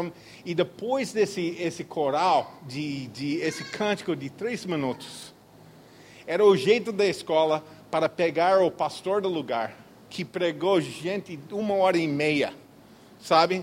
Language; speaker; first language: Portuguese; non-native, fluent; English